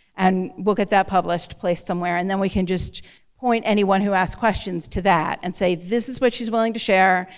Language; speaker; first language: English; native; English